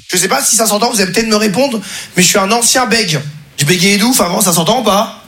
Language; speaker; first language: French; native; French